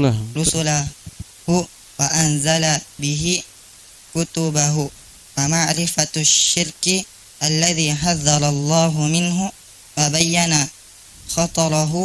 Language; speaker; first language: Arabic; non-native, learner; Indonesian